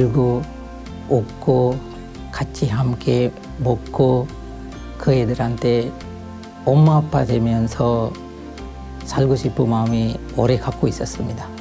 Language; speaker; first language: Korean; non-native, fluent; Sinhala